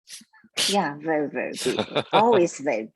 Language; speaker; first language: English; non-native, learner; Chinese